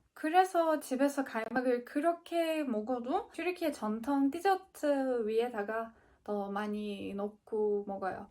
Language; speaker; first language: Korean; non-native, fluent; Turkish